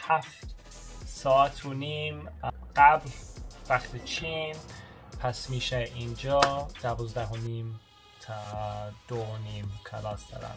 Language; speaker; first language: Persian; early bilingual, heritage; Persian